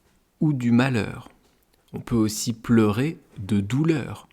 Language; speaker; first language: French; native; French